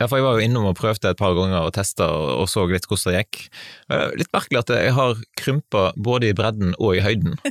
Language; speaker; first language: Norwegian; native; Norwegian